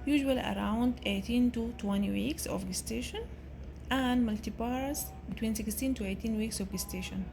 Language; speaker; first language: English; non-native, local second language; Arabic